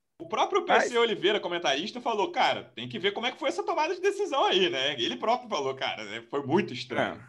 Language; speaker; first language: Portuguese; native; Portuguese